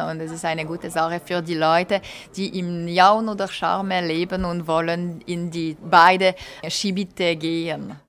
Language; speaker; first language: German; non-native, local second language; French